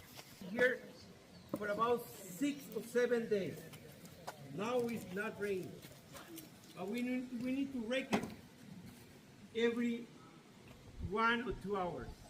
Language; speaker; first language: English; non-native, learner; Spanish